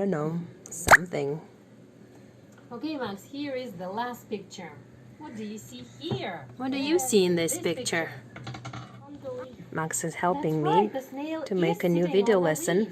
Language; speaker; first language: English; non-native, fluent; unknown